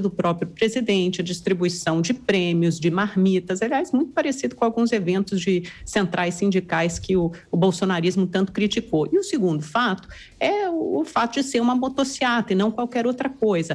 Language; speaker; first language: Portuguese; native; Portuguese